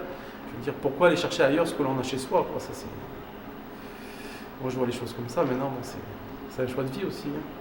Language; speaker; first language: French; native; French